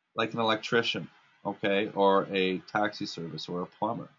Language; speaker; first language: English; native; English